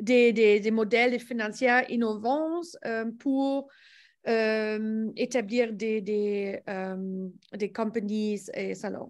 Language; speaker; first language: French; non-native, learner; English